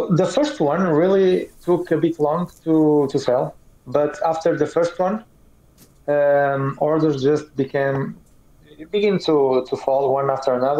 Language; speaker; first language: English; non-native, fluent; Portuguese